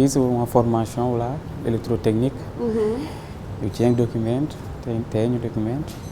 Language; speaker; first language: Portuguese; non-native, fluent; Haitian Creole